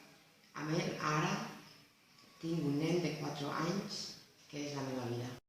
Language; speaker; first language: Catalan; non-native, learner; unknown